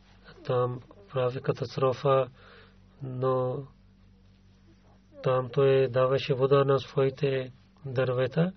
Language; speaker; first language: Bulgarian; non-native, learner; Urdu